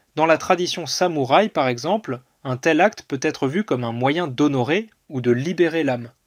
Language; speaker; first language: French; native; French